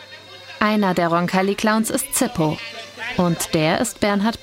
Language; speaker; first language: German; native; German